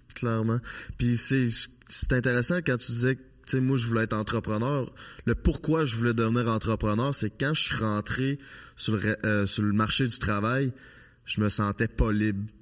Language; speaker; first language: French; native; French